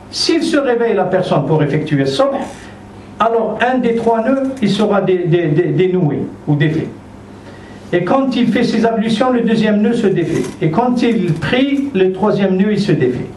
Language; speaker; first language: French; non-native, local second language; Arabic